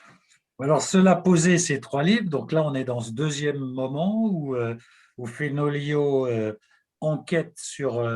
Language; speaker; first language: French; native; French